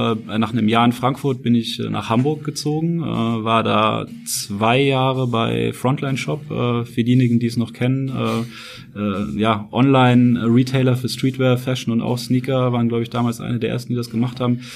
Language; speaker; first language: German; native; German